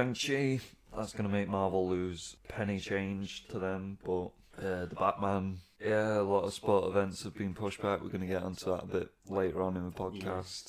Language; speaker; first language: English; native; English